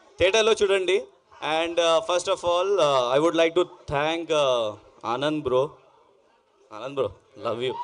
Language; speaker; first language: Telugu; non-native, local second language; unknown